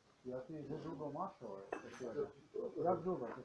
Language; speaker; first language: Polish; non-native, learner; Slovenian